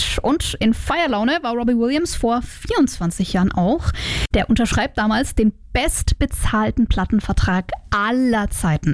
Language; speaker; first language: German; native; German